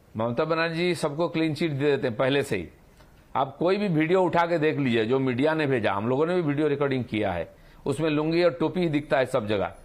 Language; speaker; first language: Hindi; non-native, local second language; Bangla